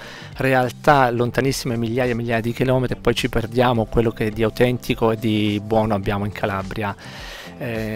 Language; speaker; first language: Italian; native; Italian